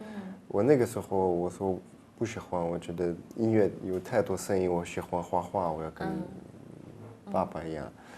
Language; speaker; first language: Chinese; early bilingual, heritage; French